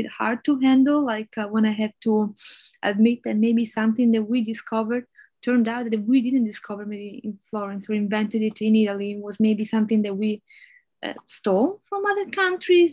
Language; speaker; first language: English; non-native, fluent; Italian